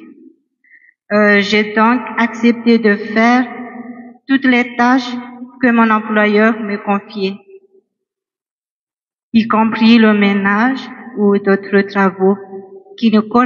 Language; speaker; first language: French; non-native, local second language; Malagasy